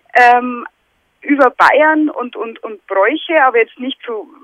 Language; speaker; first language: German; native; German